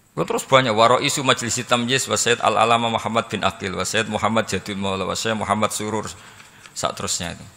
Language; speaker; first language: Indonesian; non-native, local second language; Javanese